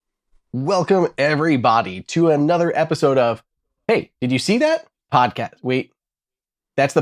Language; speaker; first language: English; native; English